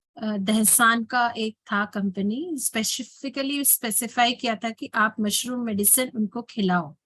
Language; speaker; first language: Hindi; non-native, local second language; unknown